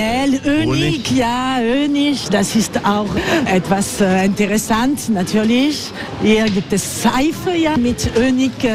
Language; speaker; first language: German; non-native, learner; French